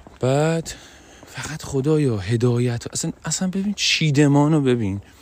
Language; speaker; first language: Persian; non-native, local second language; Azerbaijani